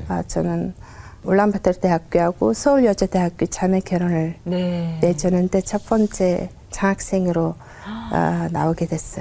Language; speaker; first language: Korean; non-native, fluent; Mongolian